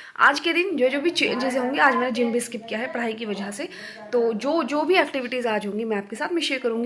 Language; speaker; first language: Hindi; native; Hindi